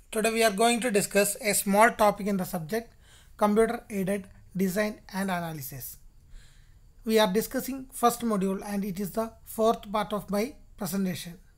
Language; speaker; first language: English; non-native, local second language; Malayalam